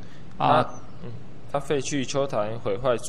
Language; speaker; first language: Chinese; native; Chinese